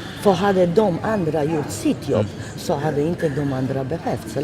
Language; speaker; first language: Swedish; non-native, fluent; Polish